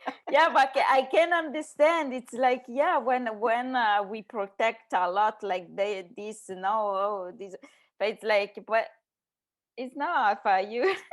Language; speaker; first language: English; non-native, learner; Italian